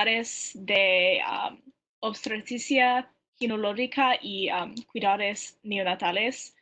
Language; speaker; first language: Spanish; non-native, learner; English